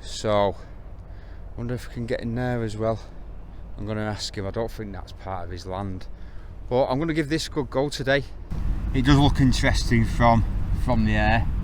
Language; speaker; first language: English; native; English